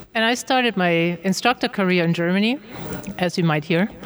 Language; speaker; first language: English; non-native, fluent; German